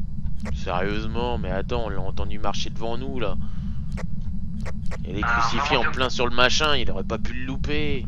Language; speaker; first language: French; native; French